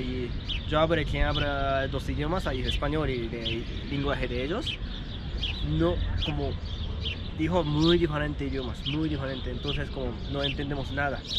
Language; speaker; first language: Spanish; non-native, learner; Japanese